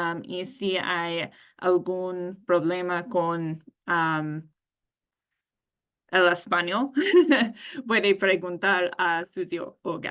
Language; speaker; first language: Spanish; non-native, learner; English